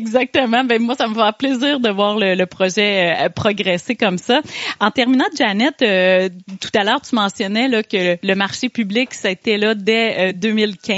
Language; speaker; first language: French; native; French